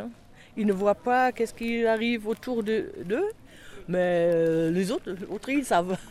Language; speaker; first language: French; non-native, fluent; German